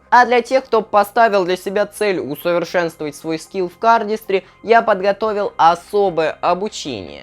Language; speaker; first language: Russian; native; Russian